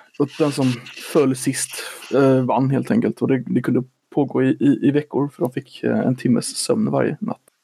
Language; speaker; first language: Swedish; native; Swedish